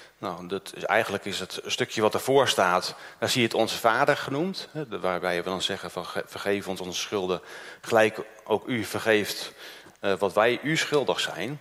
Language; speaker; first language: Dutch; early bilingual, other home language; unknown